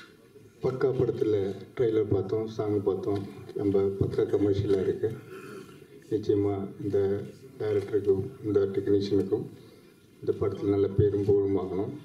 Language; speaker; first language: Tamil; native; Tamil